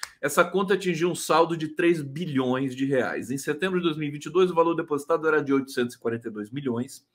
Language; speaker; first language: Portuguese; native; Portuguese